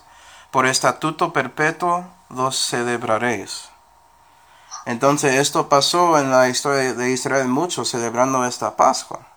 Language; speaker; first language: Spanish; non-native, fluent; English